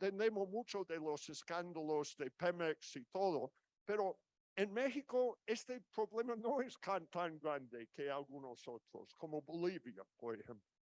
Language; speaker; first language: Spanish; non-native, fluent; English